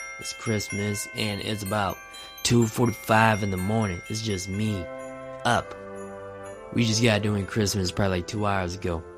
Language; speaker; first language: English; native; English